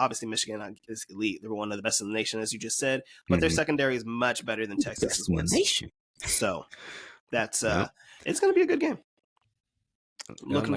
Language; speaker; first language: English; native; English